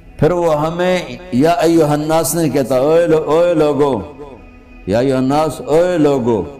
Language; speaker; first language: Urdu; non-native, local second language; Punjabi